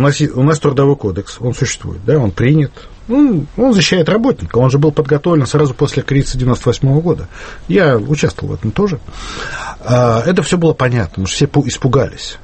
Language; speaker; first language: Russian; native; Russian